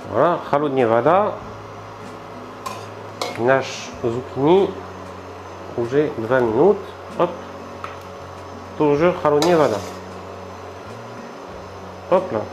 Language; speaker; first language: Russian; non-native, learner; French